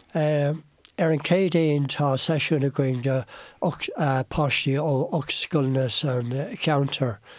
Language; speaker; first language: Irish; non-native, local second language; English